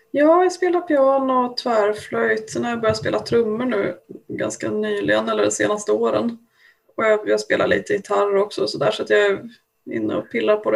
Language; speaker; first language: Swedish; native; Swedish